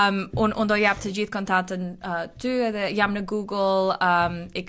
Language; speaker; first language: Albanian; early bilingual, heritage; Albanian